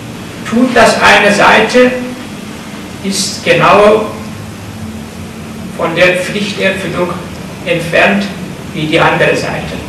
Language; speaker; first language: German; non-native, fluent; Turkish